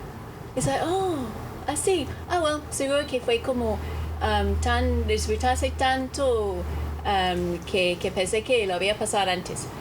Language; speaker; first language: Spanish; non-native, fluent; English